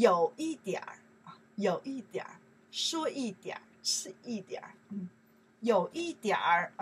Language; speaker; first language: Chinese; non-native, learner; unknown